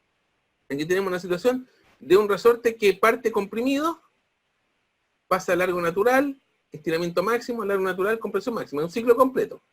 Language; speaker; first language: Spanish; native; Spanish